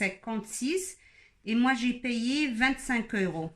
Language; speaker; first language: French; non-native, local second language; Arabic